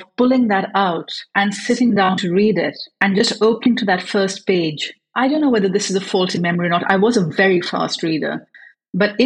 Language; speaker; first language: English; native; English